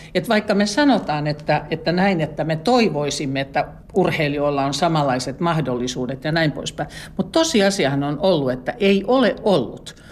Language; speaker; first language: Finnish; native; Finnish